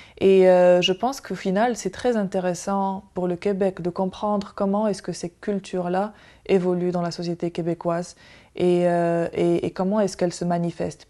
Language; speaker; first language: French; non-native, local second language; Arabic